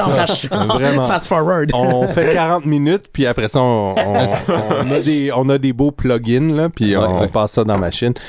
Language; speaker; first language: French; native; French